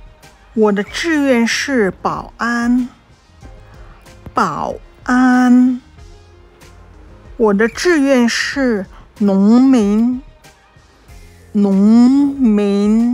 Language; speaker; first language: Chinese; non-native, local second language; Cantonese